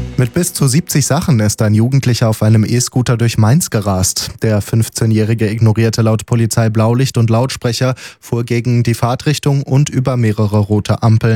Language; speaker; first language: German; native; German